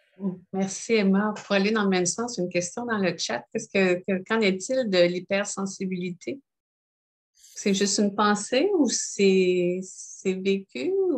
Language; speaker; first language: French; native; French